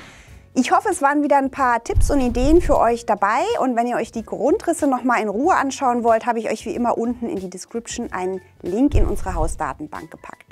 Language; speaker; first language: German; native; German